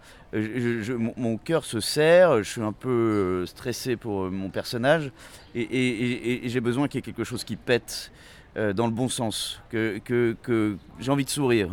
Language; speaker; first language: French; native; French